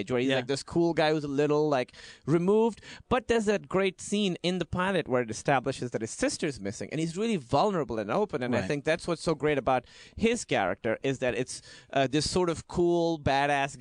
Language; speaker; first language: English; non-native, local second language; Urdu